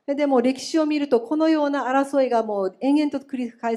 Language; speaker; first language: Japanese; native; Japanese